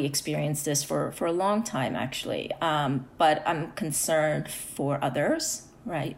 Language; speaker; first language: English; early bilingual, other home language; Korean